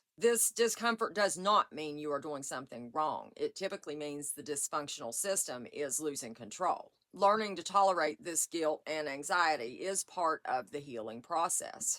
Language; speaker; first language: English; native; English